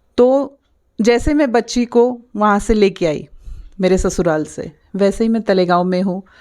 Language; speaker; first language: Hindi; non-native, local second language; Marathi